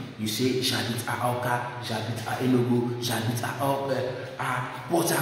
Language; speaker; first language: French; non-native, fluent; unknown